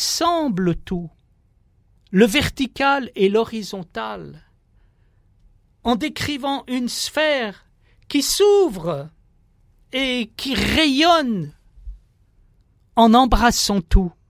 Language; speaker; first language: French; native; French